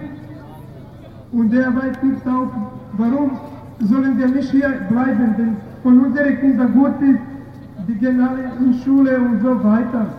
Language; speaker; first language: German; non-native, learner; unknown